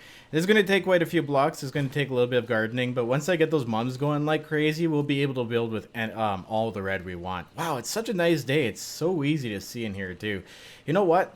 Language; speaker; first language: English; native; English